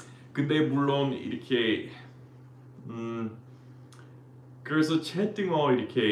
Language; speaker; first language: Korean; non-native, fluent; English